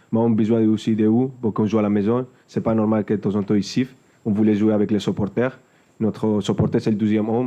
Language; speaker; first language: French; non-native, fluent; Spanish